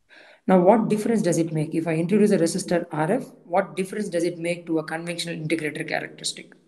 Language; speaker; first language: English; non-native, local second language; Tamil